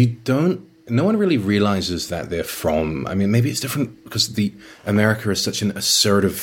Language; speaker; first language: English; native; English